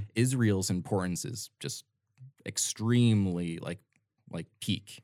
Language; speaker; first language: English; native; English